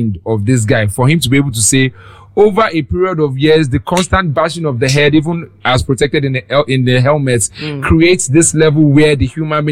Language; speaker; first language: English; non-native, local second language; Yoruba